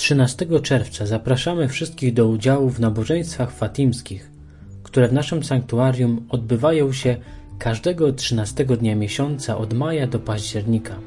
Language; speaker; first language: Polish; native; Polish